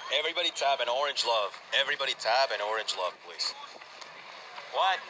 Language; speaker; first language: English; non-native, fluent; Indonesian